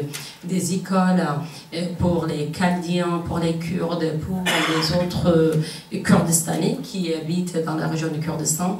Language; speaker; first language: French; non-native, fluent; Kurdish